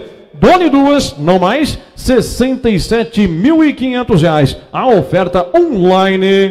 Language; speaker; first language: Portuguese; native; Portuguese